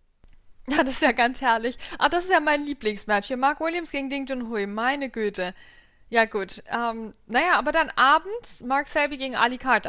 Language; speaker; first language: German; native; German